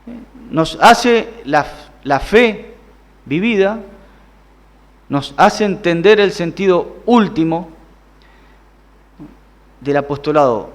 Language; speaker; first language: Spanish; native; Spanish